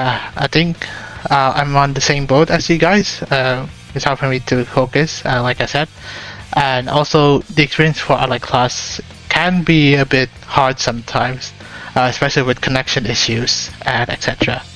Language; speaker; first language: English; non-native, fluent; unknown